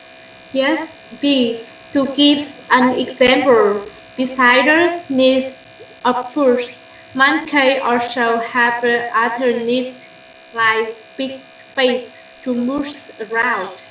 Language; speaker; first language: English; non-native, learner; Vietnamese